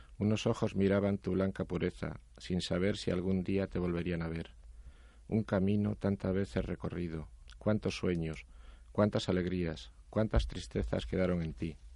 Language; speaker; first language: Spanish; native; Spanish